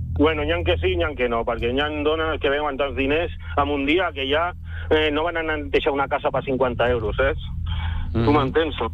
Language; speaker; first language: Catalan; non-native, local second language; Spanish